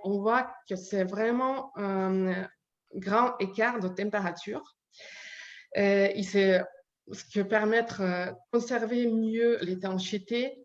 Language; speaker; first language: French; non-native, learner; Ukrainian